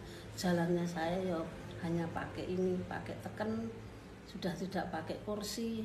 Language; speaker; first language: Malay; non-native, local second language; Javanese